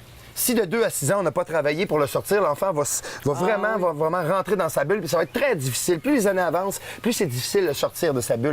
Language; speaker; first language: French; native; French